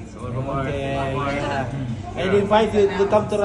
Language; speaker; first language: English; non-native, learner; Indonesian